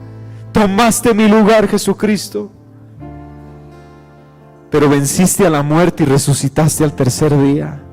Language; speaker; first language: Spanish; native; Spanish